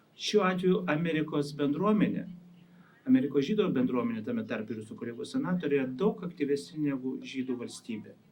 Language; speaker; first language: Lithuanian; native; Lithuanian